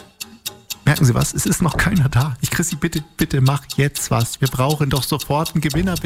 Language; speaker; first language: German; native; German